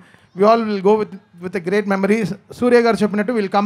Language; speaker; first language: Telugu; native; Telugu